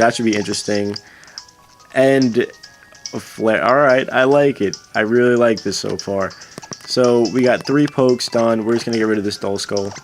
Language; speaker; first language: English; native; English